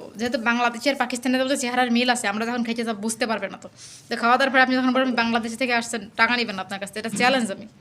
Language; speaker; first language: Bangla; native; Bangla